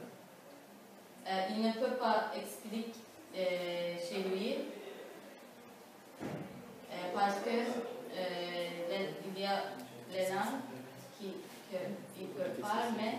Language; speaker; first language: French; non-native, learner; Turkish